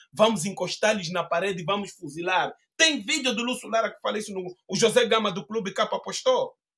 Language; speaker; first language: Portuguese; native; Portuguese